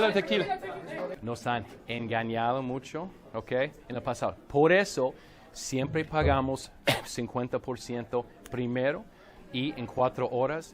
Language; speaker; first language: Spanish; non-native, learner; English